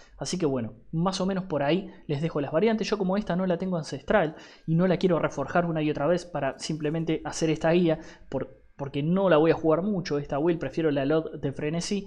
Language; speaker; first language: Spanish; native; Spanish